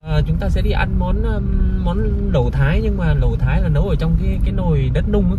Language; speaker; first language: Vietnamese; native; Vietnamese